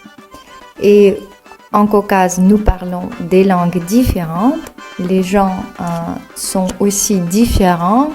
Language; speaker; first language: French; non-native, fluent; Russian